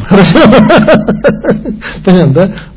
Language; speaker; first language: Russian; non-native, learner; Tibetan